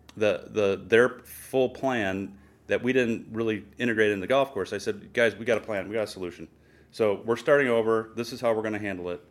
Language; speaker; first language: English; native; English